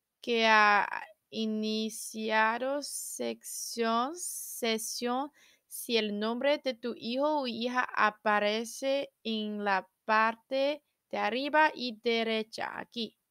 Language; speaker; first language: Spanish; non-native, learner; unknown